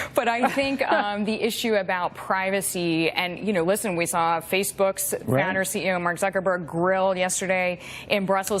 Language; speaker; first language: English; native; English